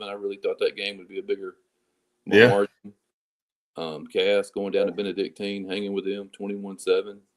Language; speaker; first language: English; native; English